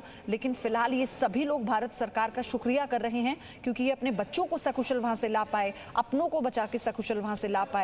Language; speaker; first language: Hindi; native; Hindi